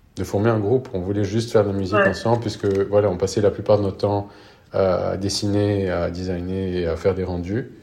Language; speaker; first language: French; non-native, local second language; Arabic